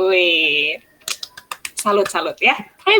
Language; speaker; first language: French; non-native, fluent; Indonesian